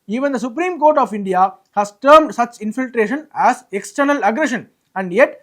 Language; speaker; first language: English; non-native, local second language; Tamil